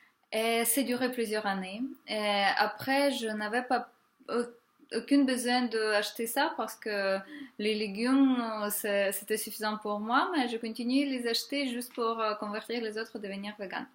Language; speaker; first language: French; non-native, fluent; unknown